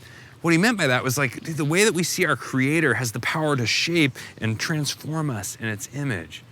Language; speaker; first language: English; native; English